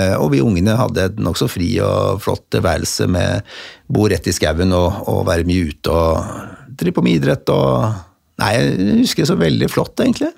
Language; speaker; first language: Norwegian; native; Norwegian